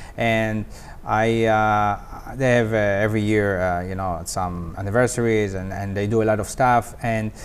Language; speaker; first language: English; non-native, fluent; Hebrew